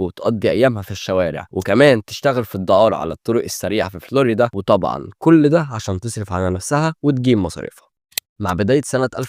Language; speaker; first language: Arabic; native; Arabic